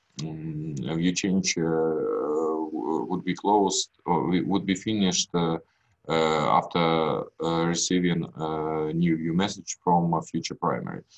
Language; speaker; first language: English; non-native, learner; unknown